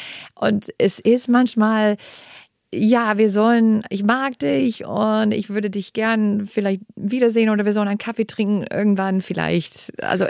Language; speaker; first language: German; non-native, fluent; English